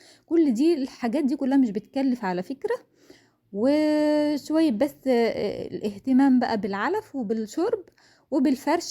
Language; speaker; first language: Arabic; native; Arabic